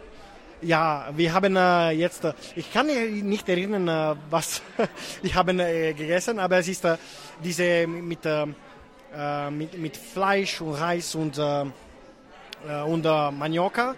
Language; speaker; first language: German; non-native, learner; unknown